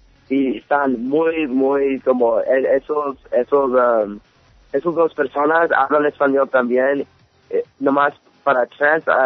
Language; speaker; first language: Spanish; early bilingual, heritage; English